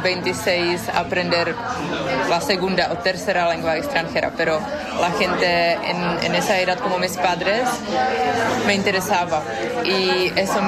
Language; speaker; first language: Spanish; non-native, fluent; Czech